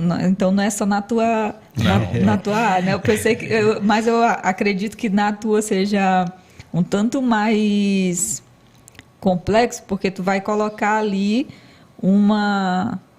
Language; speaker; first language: Portuguese; native; Portuguese